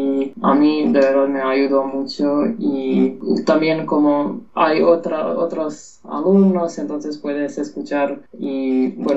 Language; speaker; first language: Spanish; non-native, fluent; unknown